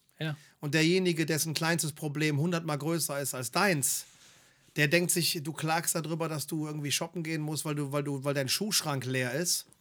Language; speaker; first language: German; native; German